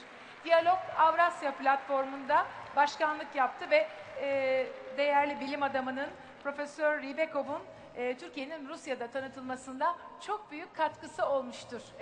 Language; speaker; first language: Turkish; native; Turkish